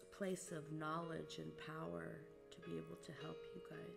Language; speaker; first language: English; early bilingual, other home language; Portuguese